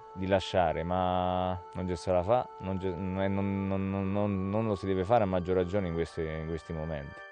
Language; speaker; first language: Italian; native; Italian